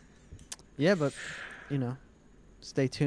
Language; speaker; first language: English; native; English